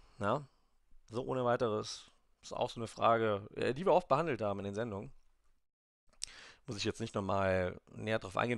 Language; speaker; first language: German; native; German